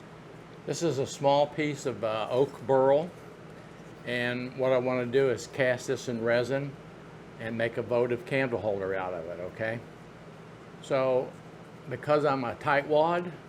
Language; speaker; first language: English; native; English